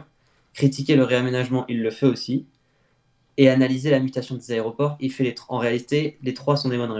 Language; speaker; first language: French; native; French